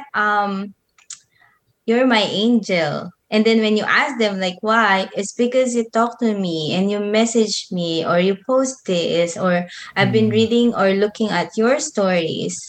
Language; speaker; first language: English; non-native, local second language; Filipino